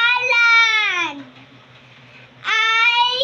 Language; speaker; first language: Filipino; non-native, local second language; Cebuano